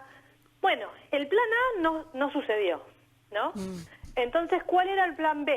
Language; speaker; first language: Spanish; native; Spanish